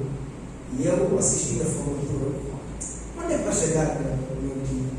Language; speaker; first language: Portuguese; non-native, local second language; Upper Guinea Crioulo